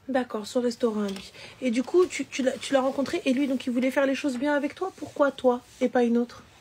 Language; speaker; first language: French; native; French